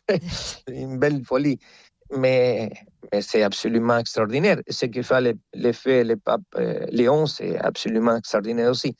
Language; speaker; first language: French; non-native, fluent; Spanish